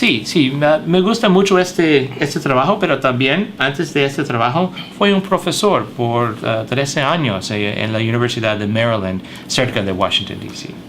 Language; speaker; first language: Spanish; early bilingual, heritage; English